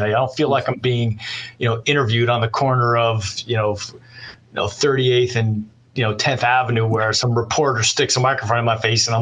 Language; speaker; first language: English; native; English